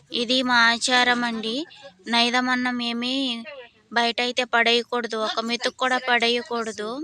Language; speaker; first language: Telugu; non-native, local second language; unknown